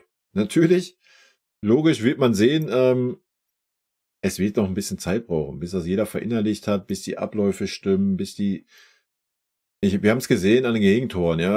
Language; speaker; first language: German; native; German